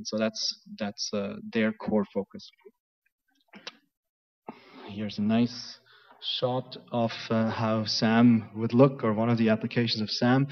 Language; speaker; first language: English; non-native, fluent; German